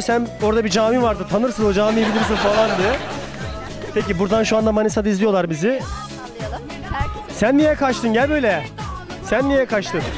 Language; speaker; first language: Turkish; native; Turkish